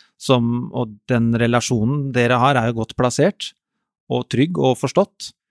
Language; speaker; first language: Norwegian; native; Norwegian